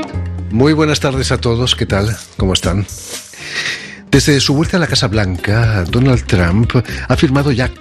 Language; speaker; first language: Spanish; native; Spanish